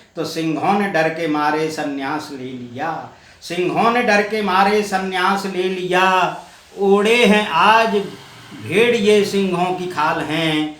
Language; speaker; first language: Hindi; native; Hindi